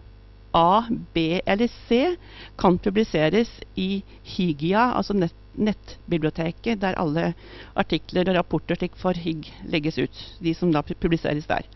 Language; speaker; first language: Norwegian; native; Norwegian